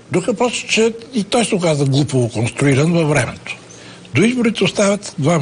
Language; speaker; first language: Bulgarian; native; Bulgarian